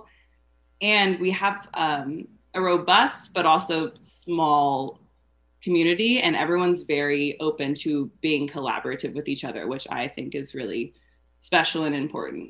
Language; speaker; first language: English; native; English